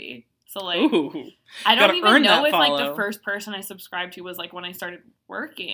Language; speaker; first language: English; non-native, fluent; Hungarian